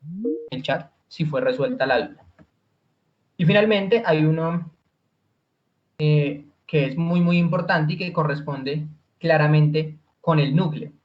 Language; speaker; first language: Spanish; native; Spanish